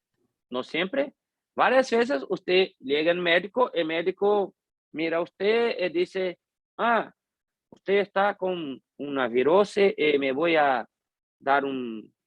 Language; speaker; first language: Spanish; non-native, fluent; Portuguese